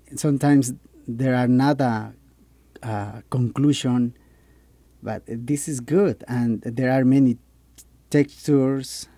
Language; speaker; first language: English; non-native, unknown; Spanish